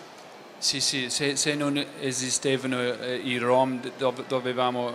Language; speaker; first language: Italian; non-native, fluent; English